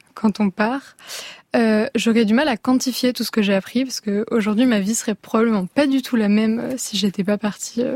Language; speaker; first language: French; native; French